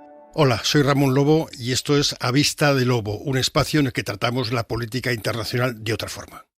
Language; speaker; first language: Spanish; native; Spanish